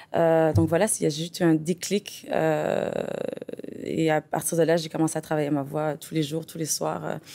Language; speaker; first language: French; native; French